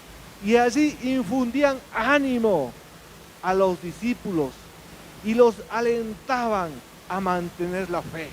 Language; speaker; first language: Spanish; native; Spanish